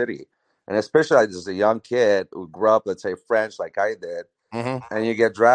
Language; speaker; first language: English; non-native, fluent; French